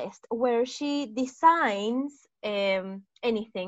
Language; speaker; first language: English; non-native, fluent; Spanish